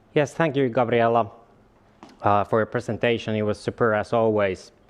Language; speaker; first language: English; non-native, fluent; Finnish